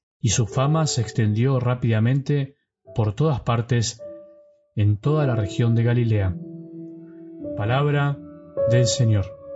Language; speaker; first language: Spanish; native; Spanish